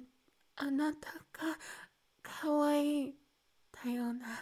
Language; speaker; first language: Japanese; non-native, learner; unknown